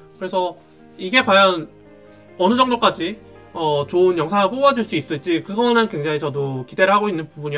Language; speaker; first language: Korean; native; Korean